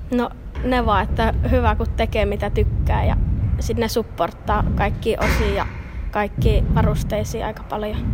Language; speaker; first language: Finnish; native; Finnish